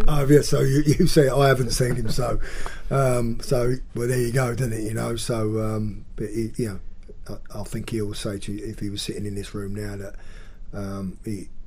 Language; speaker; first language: English; native; English